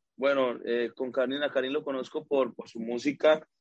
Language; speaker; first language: Spanish; native; Spanish